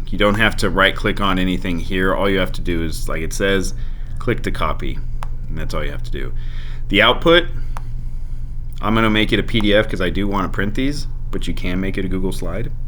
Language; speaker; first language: English; native; English